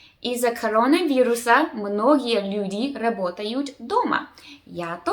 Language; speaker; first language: Russian; early bilingual, heritage; Russian